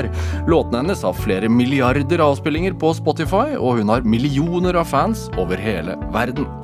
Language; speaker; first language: Norwegian; native; Norwegian